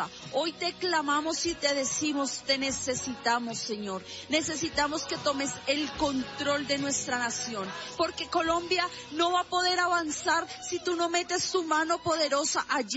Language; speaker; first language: Spanish; native; Spanish